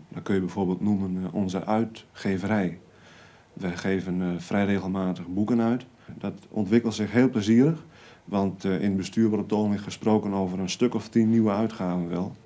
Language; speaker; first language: Dutch; native; Dutch